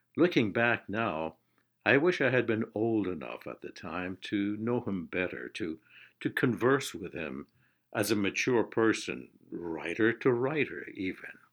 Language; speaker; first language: English; non-native, fluent; Persian